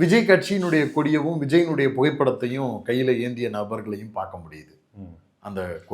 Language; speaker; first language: Tamil; native; Tamil